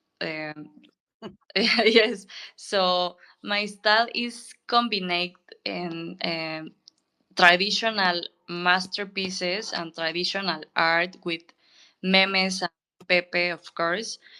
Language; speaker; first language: English; non-native, learner; Spanish